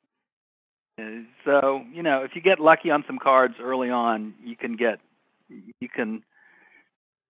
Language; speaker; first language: English; native; English